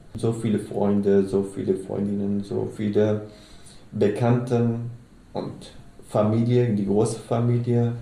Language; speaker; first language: German; non-native, learner; Arabic